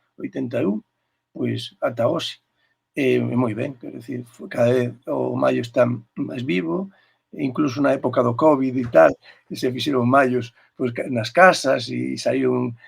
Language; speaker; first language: Galician; native; Galician